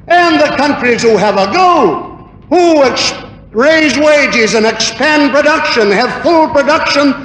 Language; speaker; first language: English; native; English